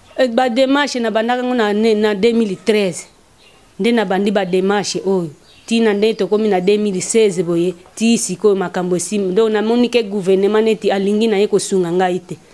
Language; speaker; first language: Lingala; non-native, local second language; Kongo